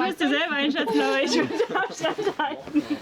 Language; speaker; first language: German; native; German